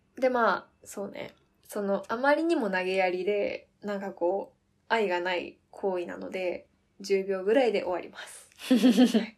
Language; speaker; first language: Japanese; early bilingual, heritage; Japanese